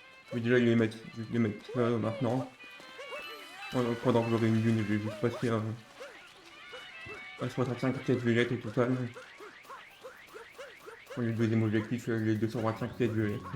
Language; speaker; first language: French; native; French